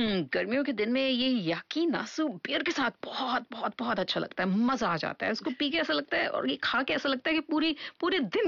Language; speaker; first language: Hindi; native; Hindi